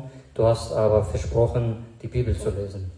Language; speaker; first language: German; non-native, fluent; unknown